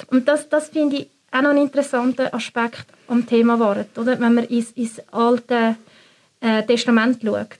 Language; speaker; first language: German; native; German